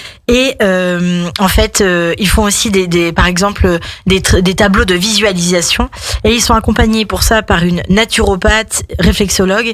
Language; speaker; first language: French; native; French